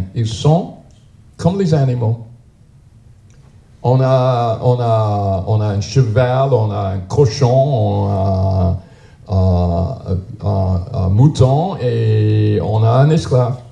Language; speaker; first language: French; non-native, learner; English